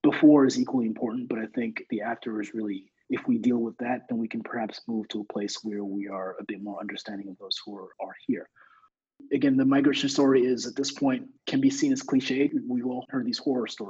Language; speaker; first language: English; non-native, local second language; Yoruba